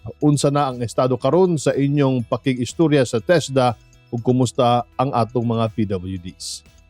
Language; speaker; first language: Cebuano; native; Cebuano